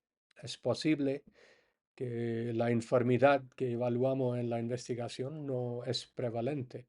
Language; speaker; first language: Spanish; non-native, fluent; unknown